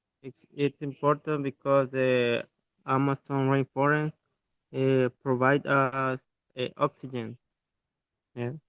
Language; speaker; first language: English; non-native, learner; Spanish